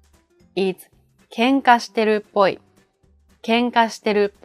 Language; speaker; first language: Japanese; native; Japanese